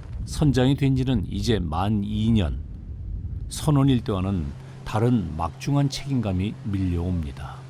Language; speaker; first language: Korean; native; Korean